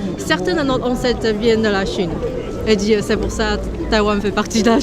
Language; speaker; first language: French; non-native, learner; Chinese